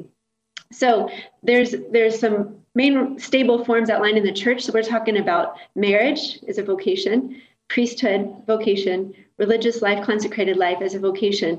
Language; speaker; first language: English; native; English